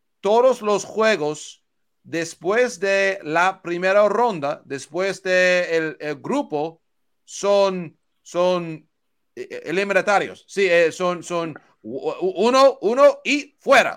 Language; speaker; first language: Spanish; non-native, learner; English